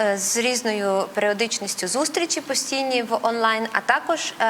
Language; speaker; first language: Ukrainian; non-native, local second language; Russian